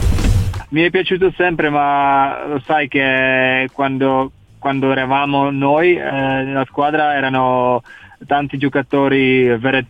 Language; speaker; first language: Italian; non-native, learner; Czech